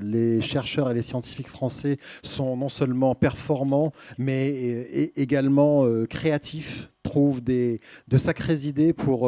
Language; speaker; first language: French; native; French